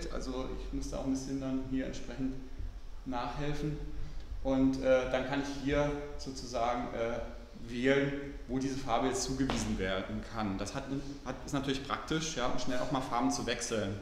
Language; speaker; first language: German; native; German